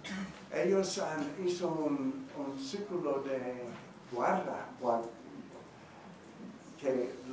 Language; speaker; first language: Spanish; non-native, learner; English